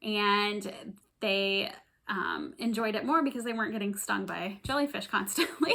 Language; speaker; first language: English; native; English